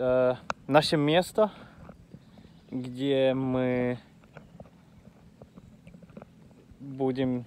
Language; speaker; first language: Russian; non-native, learner; Finnish